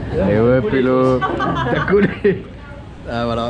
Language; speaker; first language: French; native; French